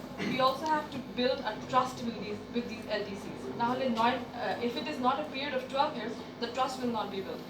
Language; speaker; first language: English; non-native, local second language; Bangla